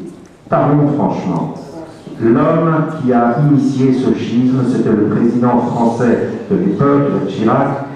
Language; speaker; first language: French; native; French